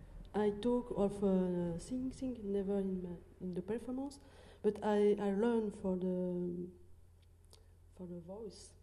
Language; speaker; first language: English; non-native, learner; French